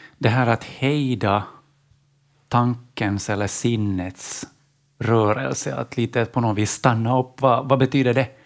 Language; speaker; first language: Swedish; native; Swedish